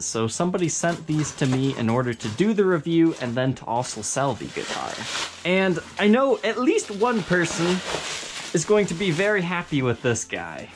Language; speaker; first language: English; native; English